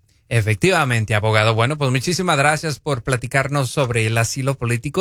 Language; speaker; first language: Spanish; native; Spanish